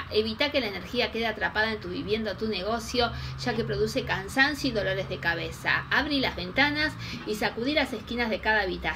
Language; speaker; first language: Spanish; native; Spanish